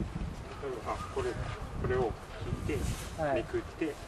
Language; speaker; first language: Japanese; native; Japanese